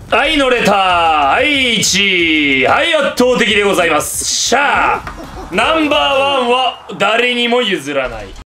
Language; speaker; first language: Japanese; non-native, fluent; Russian